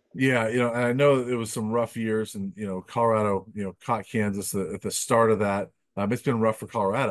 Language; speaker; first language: English; native; English